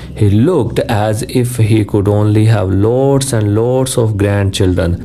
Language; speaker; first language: English; non-native, local second language; Punjabi